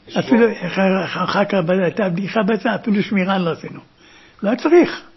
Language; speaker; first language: Hebrew; early bilingual, other home language; German